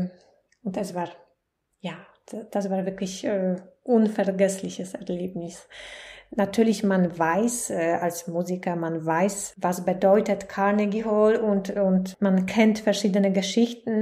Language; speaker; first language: German; non-native, fluent; Polish